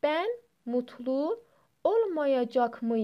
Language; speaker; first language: Turkish; non-native, fluent; Persian